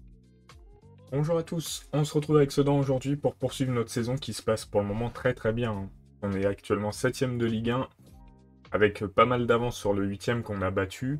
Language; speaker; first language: French; native; French